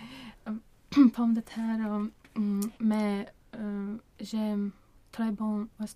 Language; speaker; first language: French; non-native, learner; Swedish